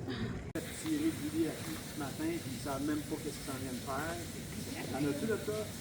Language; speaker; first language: French; native; French